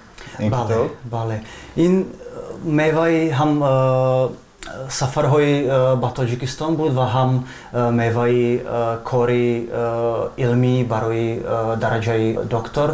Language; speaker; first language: Persian; non-native, fluent; Czech